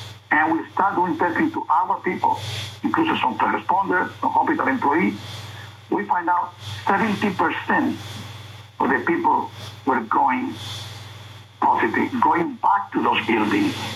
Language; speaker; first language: English; non-native, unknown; Spanish